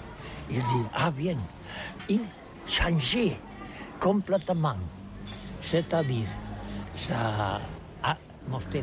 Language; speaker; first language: French; non-native, learner; Catalan